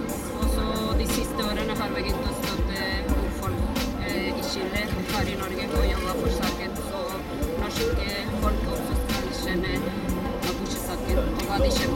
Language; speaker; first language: Norwegian; non-native, fluent; Spanish